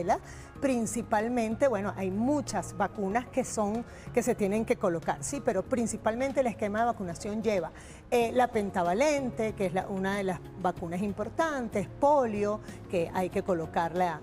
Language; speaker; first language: Spanish; native; Spanish